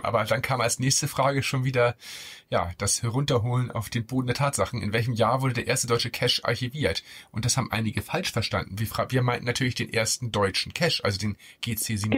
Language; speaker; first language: German; native; German